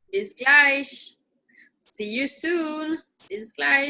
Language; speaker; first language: German; non-native, fluent; French